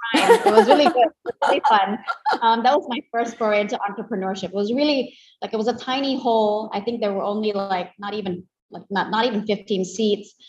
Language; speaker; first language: English; non-native, fluent; Indonesian